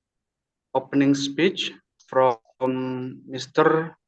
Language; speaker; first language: English; non-native, learner; Indonesian